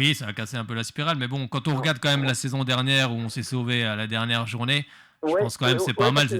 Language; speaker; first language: French; native; French